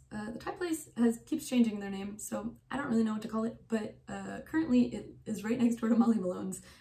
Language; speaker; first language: English; native; English